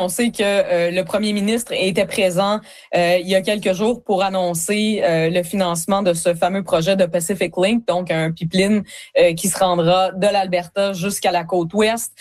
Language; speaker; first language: French; native; French